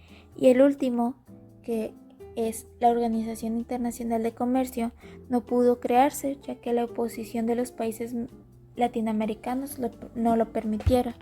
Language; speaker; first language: Spanish; native; Spanish